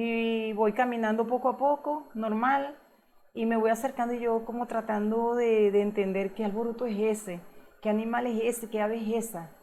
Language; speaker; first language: Spanish; native; Spanish